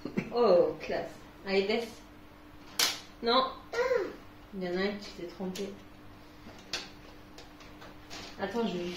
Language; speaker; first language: French; native; French